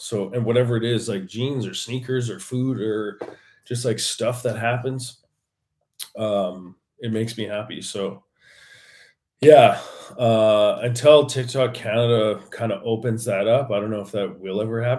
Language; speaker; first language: English; native; English